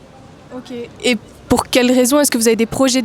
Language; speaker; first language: French; native; French